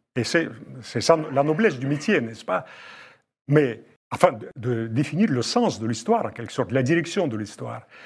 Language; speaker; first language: French; non-native, fluent; Russian